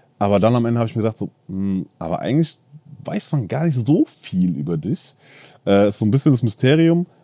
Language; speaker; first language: German; native; German